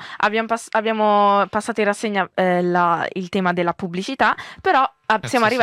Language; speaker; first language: Italian; native; Italian